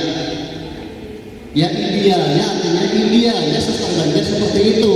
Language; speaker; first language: Indonesian; non-native, local second language; Banjar